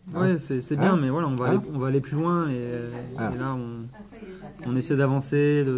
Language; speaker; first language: French; native; French